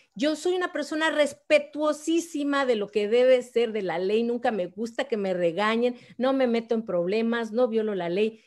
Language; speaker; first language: Spanish; native; Spanish